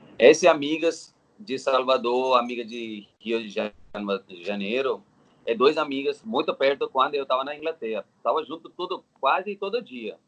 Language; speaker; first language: Portuguese; non-native, learner; Telugu